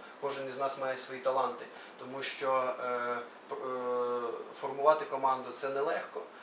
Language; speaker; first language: Ukrainian; native; Ukrainian